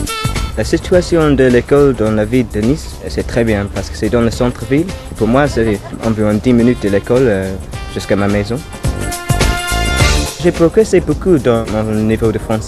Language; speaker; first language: French; non-native, fluent; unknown